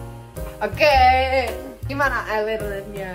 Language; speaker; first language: Indonesian; non-native, learner; Russian